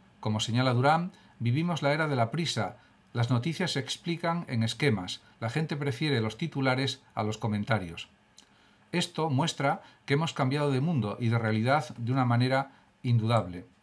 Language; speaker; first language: Spanish; native; Spanish